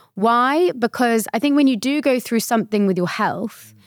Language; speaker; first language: English; early bilingual, other home language; Swahili